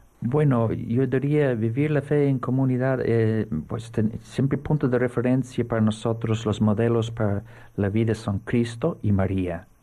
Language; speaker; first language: Spanish; non-native, fluent; English